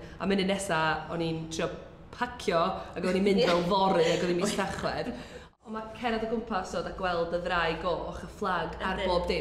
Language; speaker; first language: Welsh; native; Welsh